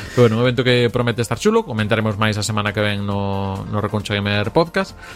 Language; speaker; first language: Galician; non-native, local second language; Spanish